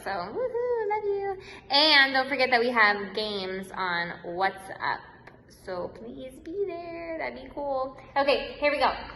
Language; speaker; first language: English; native; English